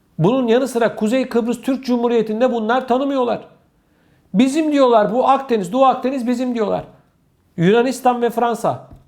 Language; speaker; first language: Turkish; native; Turkish